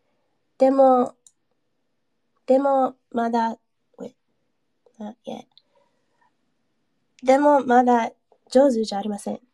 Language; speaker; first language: Japanese; non-native, learner; English